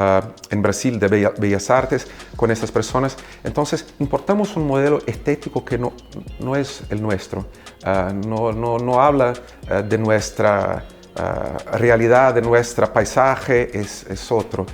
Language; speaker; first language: Spanish; non-native, fluent; Portuguese